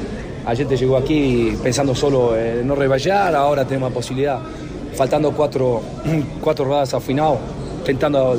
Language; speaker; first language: Portuguese; non-native, fluent; Spanish